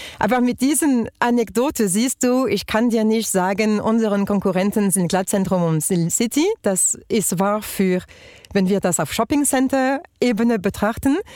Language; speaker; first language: German; non-native, fluent; French